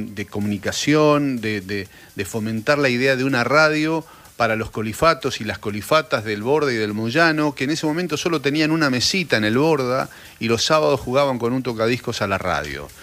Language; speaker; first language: Spanish; native; Spanish